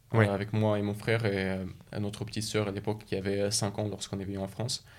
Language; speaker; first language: French; early bilingual, other home language; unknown